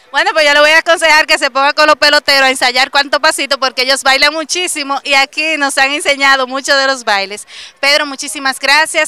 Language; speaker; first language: Spanish; native; Spanish